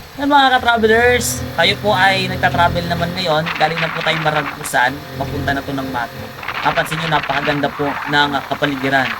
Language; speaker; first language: Filipino; native; Filipino